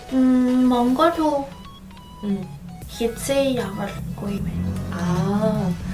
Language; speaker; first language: Mongolian; non-native, learner; Spanish